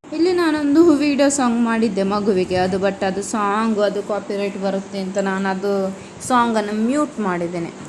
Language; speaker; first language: Kannada; non-native, local second language; Tulu